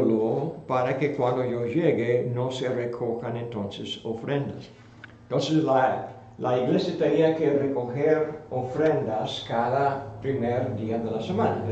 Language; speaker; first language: Spanish; non-native, fluent; English